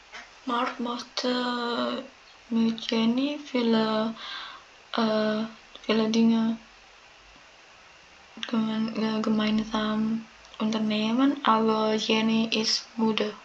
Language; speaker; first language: German; non-native, learner; Indonesian